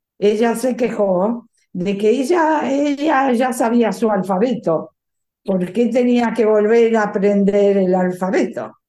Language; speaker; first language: Spanish; native; Spanish